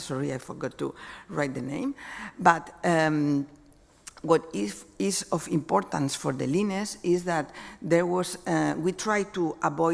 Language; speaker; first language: English; non-native, fluent; Spanish